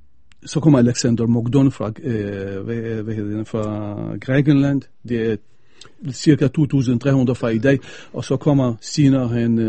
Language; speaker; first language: Danish; non-native, fluent; Arabic